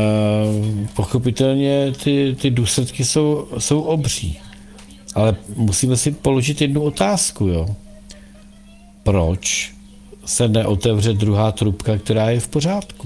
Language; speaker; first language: Czech; native; Czech